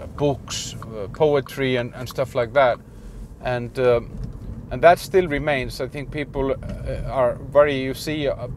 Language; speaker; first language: English; non-native, fluent; Icelandic